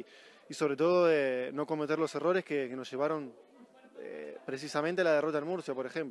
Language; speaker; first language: Spanish; native; Spanish